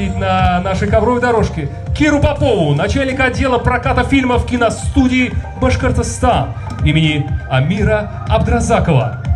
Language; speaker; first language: Russian; native; Russian